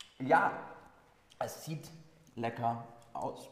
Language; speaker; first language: German; non-native, fluent; English